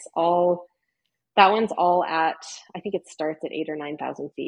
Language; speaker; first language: English; native; English